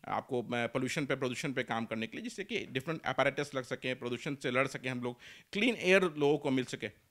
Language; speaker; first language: Hindi; native; Hindi